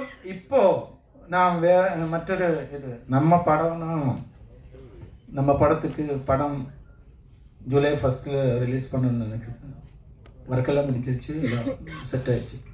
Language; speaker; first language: Tamil; non-native, learner; Malayalam